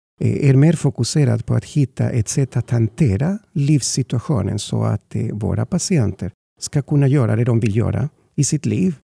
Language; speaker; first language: Swedish; non-native, fluent; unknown